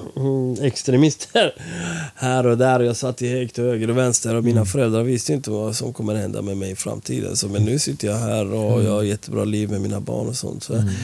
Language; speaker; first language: Swedish; non-native, fluent; Persian